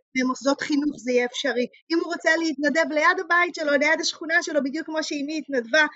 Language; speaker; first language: Hebrew; native; Hebrew